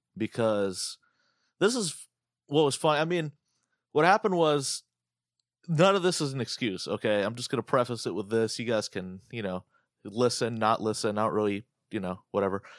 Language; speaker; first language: English; early bilingual, other home language; Arabic